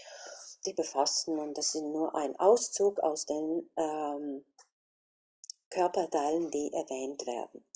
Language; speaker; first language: German; non-native, fluent; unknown